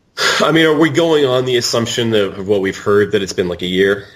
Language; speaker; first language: English; native; English